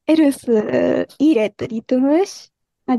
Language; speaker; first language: Hungarian; non-native, learner; Japanese